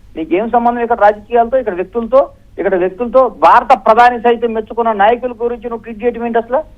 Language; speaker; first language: Telugu; native; Telugu